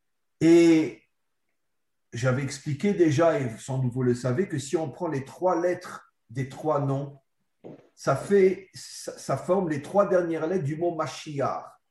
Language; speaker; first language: French; native; French